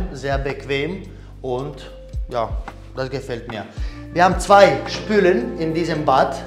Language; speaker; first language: German; non-native, learner; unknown